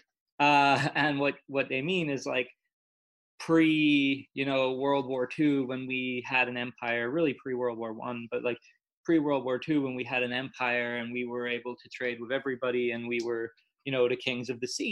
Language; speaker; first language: English; native; English